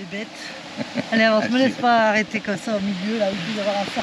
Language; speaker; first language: French; native; French